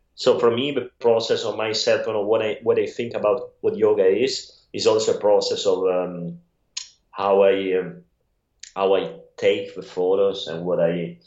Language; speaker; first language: English; non-native, fluent; Italian